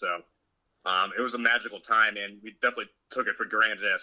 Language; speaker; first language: English; native; English